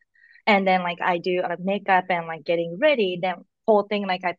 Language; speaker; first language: English; non-native, learner; Japanese